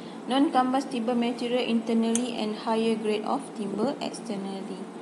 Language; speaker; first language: English; non-native, local second language; Malay